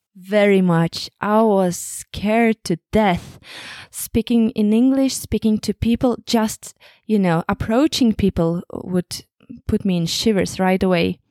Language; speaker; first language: English; non-native, fluent; Kazakh